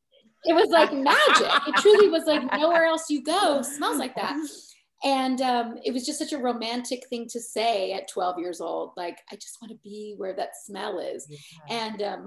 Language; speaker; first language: English; native; English